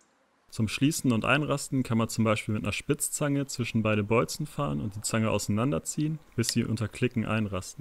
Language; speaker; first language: German; native; German